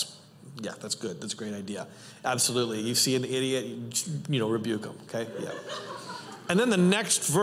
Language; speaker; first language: English; native; English